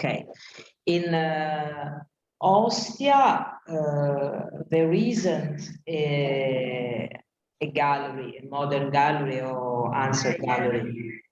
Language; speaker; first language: English; non-native, learner; Italian